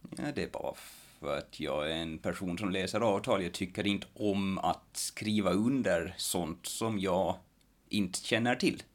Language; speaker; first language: Swedish; native; Swedish